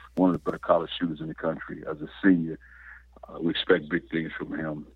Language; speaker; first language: English; native; English